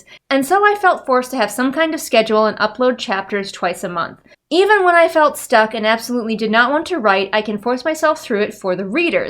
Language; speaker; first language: English; native; English